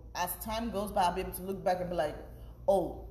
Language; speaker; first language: English; non-native, local second language; Yoruba